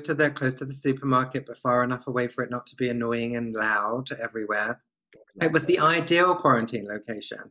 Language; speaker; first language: English; native; English